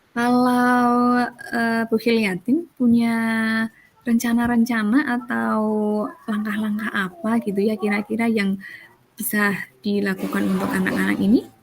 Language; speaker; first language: Indonesian; native; Indonesian